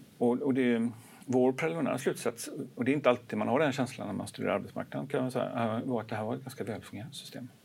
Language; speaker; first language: Swedish; native; Swedish